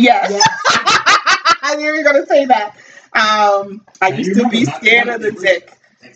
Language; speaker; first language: English; native; English